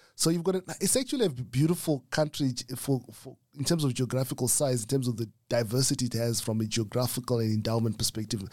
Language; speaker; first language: English; non-native, local second language; Shona